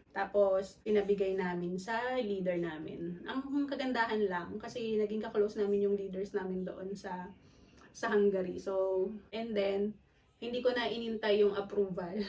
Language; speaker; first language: Filipino; non-native, local second language; Cebuano